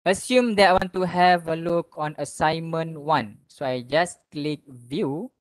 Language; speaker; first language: English; non-native, local second language; Malay